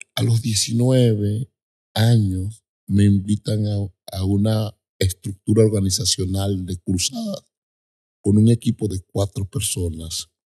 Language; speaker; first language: Spanish; native; Spanish